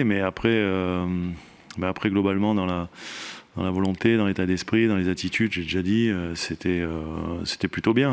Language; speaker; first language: French; native; French